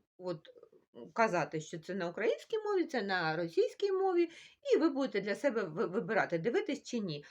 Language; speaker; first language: Ukrainian; non-native, local second language; Russian